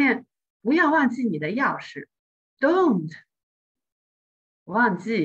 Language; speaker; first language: Chinese; native; Chinese